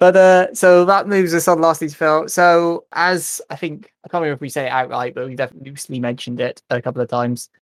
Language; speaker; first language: English; native; English